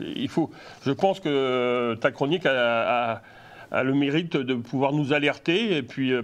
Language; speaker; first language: French; native; French